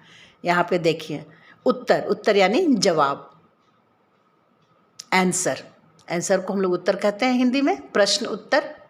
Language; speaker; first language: Hindi; native; Hindi